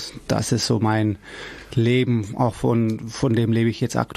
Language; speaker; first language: German; early bilingual, other home language; Persian